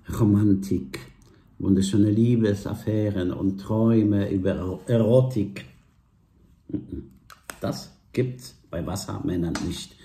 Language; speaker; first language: German; non-native, fluent; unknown